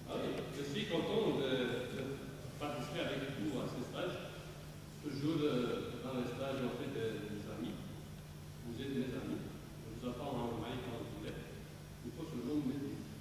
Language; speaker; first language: French; non-native, fluent; Romanian